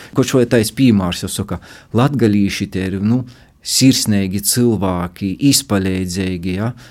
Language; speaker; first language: Latvian; native; Latvian